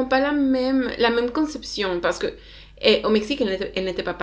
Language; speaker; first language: French; non-native, learner; Spanish